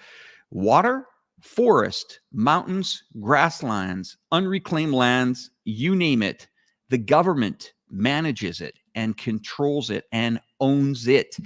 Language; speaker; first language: English; native; English